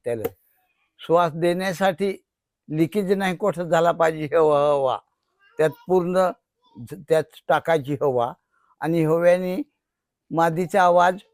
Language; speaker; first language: Marathi; non-native, local second language; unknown